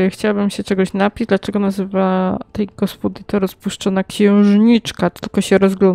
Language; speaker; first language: Polish; native; Polish